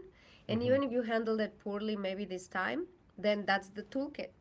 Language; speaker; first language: English; non-native, fluent; Spanish